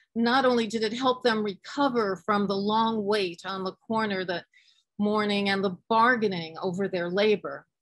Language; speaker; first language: English; native; English